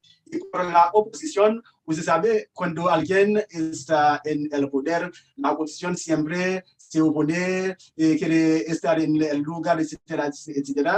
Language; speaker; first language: Spanish; non-native, learner; Haitian Creole